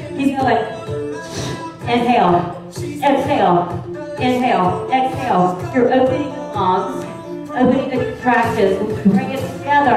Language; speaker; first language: English; native; English